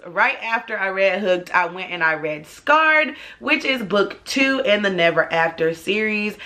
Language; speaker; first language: English; native; English